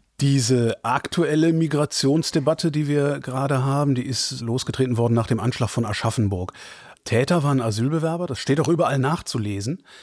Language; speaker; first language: German; native; German